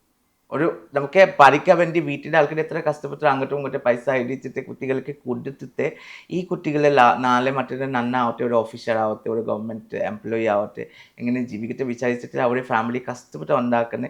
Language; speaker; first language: Malayalam; non-native, local second language; Assamese